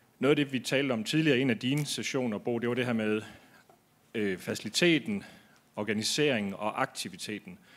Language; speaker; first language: Danish; native; Danish